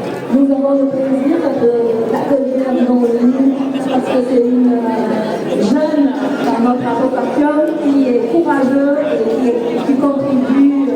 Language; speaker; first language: French; non-native, fluent; Khmer